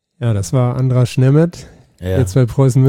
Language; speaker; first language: German; native; German